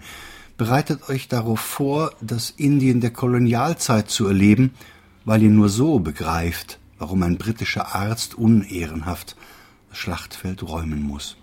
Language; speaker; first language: German; native; German